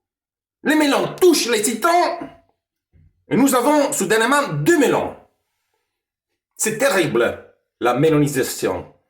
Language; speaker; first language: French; non-native, fluent; Italian